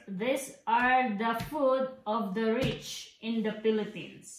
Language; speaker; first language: English; non-native, local second language; Filipino